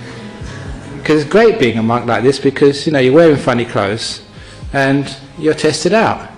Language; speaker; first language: English; native; English